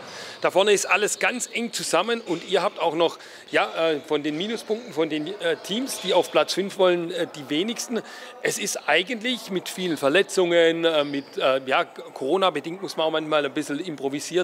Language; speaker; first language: German; native; German